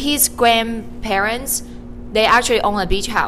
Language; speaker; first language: English; non-native, fluent; Chinese